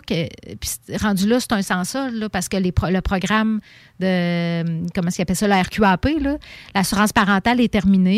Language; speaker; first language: French; native; French